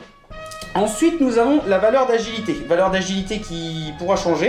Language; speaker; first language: French; native; French